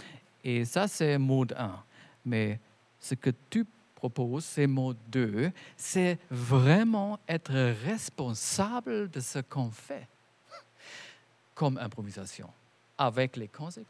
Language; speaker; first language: French; non-native, fluent; German